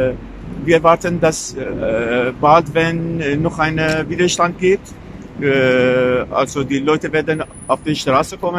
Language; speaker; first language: German; non-native, fluent; Persian